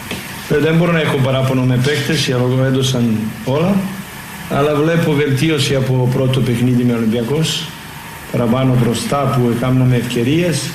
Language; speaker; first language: Greek; non-native, learner; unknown